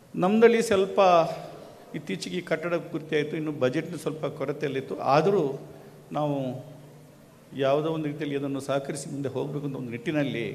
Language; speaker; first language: Kannada; non-native, local second language; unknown